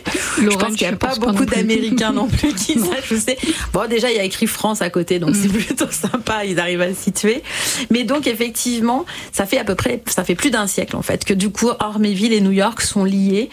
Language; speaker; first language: French; native; French